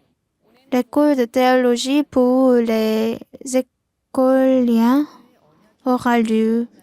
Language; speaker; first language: French; non-native, learner; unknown